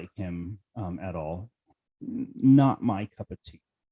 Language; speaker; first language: English; native; English